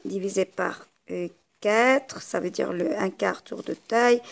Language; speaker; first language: French; non-native, local second language; Arabic